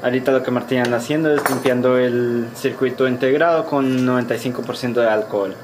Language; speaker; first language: Spanish; early bilingual, heritage; Spanish